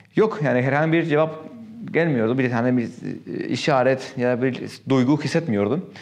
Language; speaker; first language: Turkish; non-native, fluent; Spanish